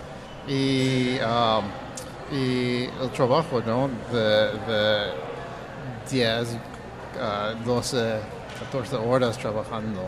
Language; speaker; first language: Spanish; early bilingual, heritage; Spanish